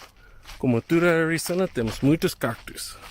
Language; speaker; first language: Portuguese; non-native, learner; English